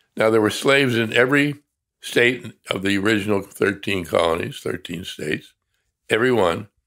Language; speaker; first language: English; native; English